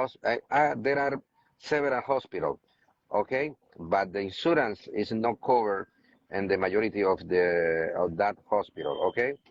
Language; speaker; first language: English; non-native, learner; Spanish